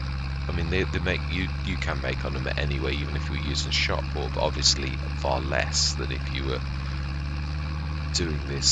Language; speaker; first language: English; native; English